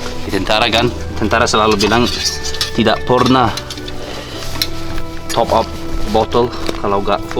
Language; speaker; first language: Indonesian; non-native, fluent; English